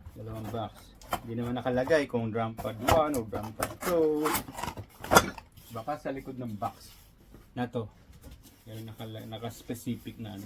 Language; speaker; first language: Filipino; native; Filipino